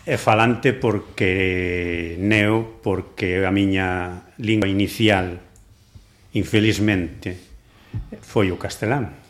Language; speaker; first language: Galician; non-native, local second language; Spanish